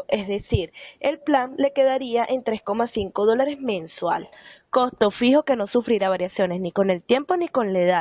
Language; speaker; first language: Spanish; native; Spanish